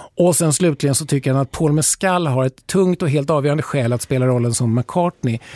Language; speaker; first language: Swedish; native; Swedish